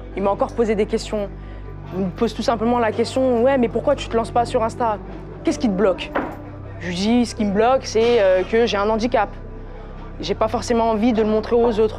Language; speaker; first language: French; native; French